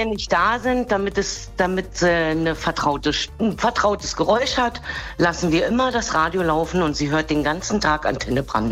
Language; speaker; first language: German; native; German